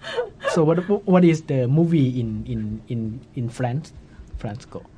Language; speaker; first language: English; non-native, fluent; Thai